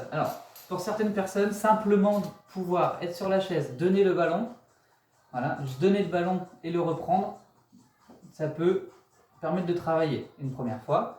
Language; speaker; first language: French; native; French